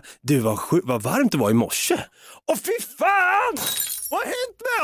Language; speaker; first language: Swedish; native; Swedish